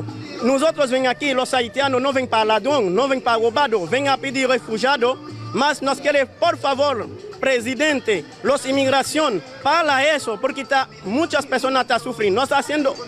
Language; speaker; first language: Spanish; non-native, learner; Haitian Creole